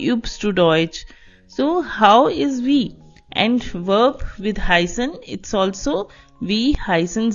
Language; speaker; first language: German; non-native, fluent; Hindi